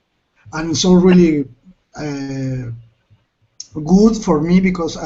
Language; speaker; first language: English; non-native, learner; Spanish